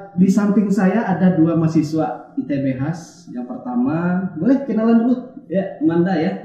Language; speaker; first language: Indonesian; non-native, local second language; Minangkabau